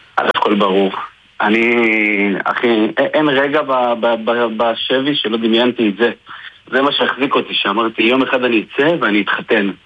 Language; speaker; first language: Hebrew; native; Hebrew